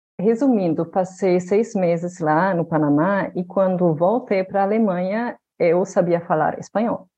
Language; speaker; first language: Portuguese; non-native, fluent; German